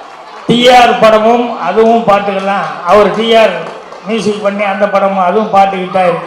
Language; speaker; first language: Tamil; native; Tamil